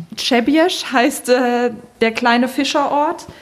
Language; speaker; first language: German; native; German